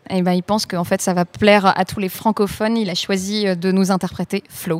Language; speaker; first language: French; native; French